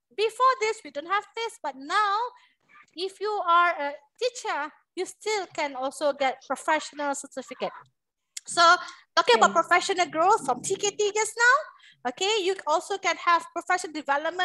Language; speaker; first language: English; non-native, local second language; Malay